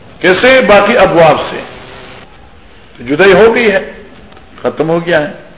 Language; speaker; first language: Urdu; non-native, local second language; Northern Hindko